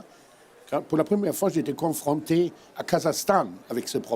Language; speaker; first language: French; non-native, fluent; German